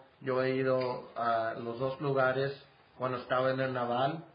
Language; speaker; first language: Spanish; early bilingual, heritage; Spanish